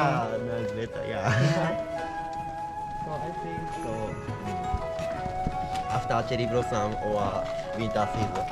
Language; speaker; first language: English; non-native, learner; Japanese